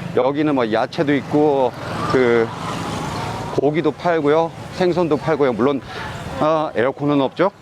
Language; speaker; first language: Korean; native; Korean